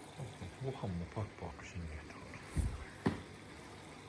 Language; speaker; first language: Japanese; native; Japanese